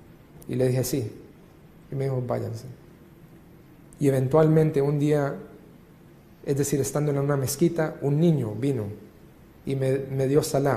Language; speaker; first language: Spanish; early bilingual, other home language; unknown